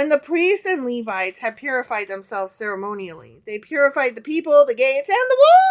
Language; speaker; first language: English; native; English